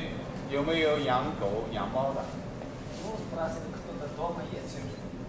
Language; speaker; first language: Russian; non-native, learner; Chinese